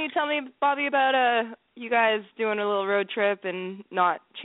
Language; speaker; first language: English; native; English